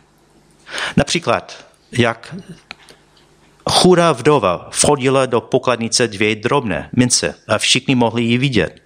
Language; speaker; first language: Czech; non-native, fluent; English